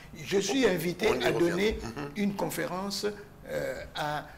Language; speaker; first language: French; non-native, local second language; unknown